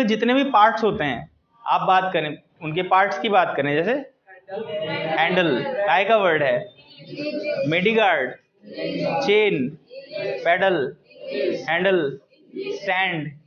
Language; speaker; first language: Hindi; native; Hindi